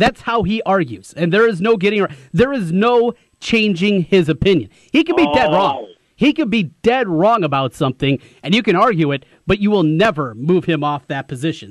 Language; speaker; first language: English; native; English